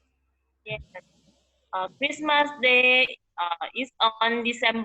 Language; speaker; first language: English; non-native, learner; Thai